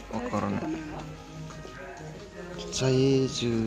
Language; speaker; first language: Japanese; non-native, learner; Indonesian